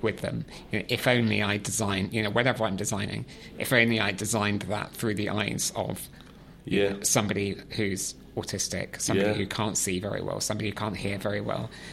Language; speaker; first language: English; native; English